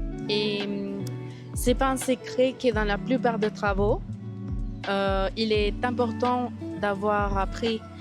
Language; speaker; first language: French; non-native, fluent; Spanish